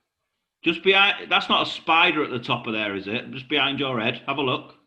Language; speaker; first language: English; native; English